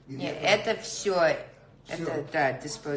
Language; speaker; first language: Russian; early bilingual, other home language; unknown